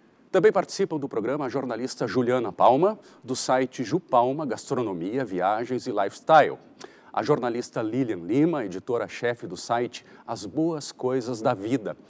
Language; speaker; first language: Portuguese; native; Portuguese